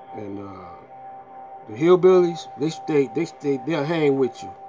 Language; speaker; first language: English; native; English